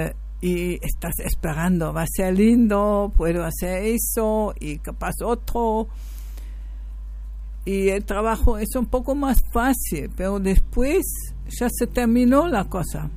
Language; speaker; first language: Spanish; non-native, fluent; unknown